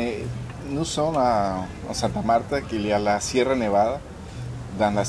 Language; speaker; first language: French; non-native, learner; Spanish